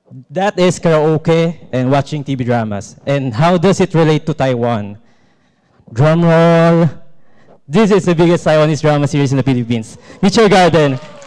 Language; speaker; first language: English; non-native, local second language; Filipino